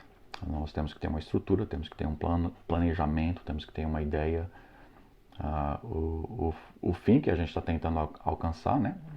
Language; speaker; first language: Portuguese; non-native, fluent; English